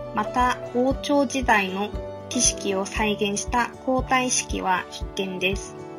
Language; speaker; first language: Japanese; non-native, fluent; Korean